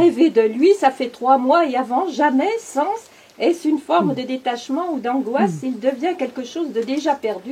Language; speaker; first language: French; native; French